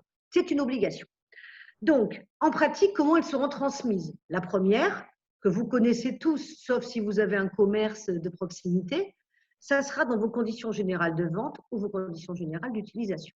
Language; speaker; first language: French; native; French